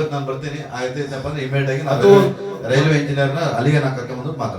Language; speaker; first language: Kannada; native; Kannada